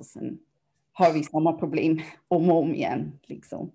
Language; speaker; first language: Swedish; non-native, fluent; German